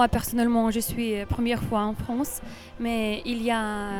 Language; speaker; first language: French; non-native, learner; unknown